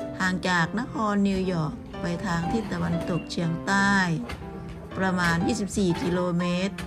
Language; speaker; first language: Thai; native; Thai